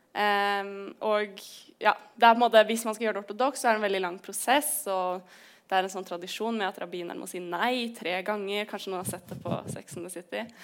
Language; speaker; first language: Norwegian; native; Norwegian